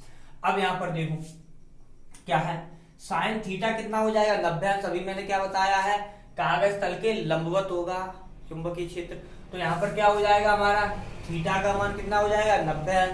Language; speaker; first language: Hindi; native; Hindi